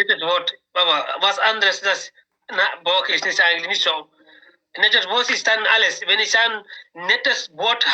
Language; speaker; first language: German; non-native, learner; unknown